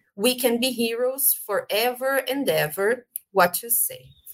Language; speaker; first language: English; non-native, fluent; Portuguese